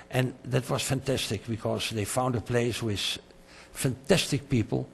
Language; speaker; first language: English; non-native, fluent; Dutch